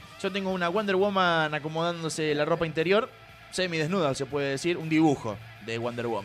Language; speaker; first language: Spanish; native; Spanish